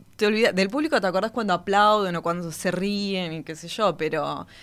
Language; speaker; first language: Spanish; native; Spanish